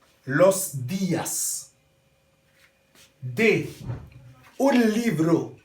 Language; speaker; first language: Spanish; non-native, learner; Haitian Creole